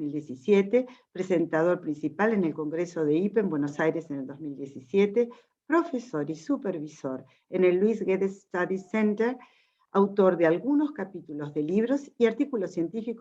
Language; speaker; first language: Spanish; native; Spanish